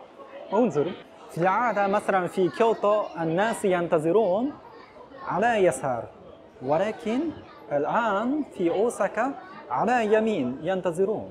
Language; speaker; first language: Arabic; non-native, fluent; Japanese